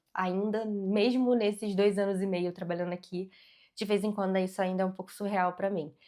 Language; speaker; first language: Portuguese; native; Portuguese